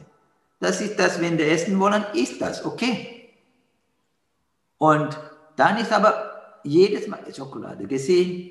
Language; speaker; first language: German; non-native, learner; Sinhala